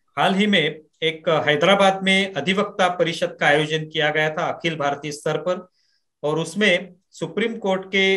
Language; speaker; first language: Hindi; non-native, local second language; Marathi